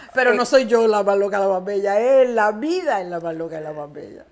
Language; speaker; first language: Spanish; native; Spanish